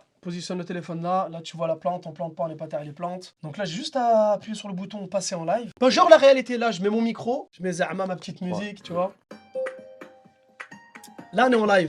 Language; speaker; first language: French; native; French